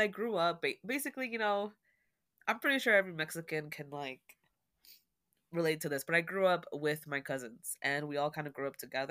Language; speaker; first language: English; early bilingual, other home language; Spanish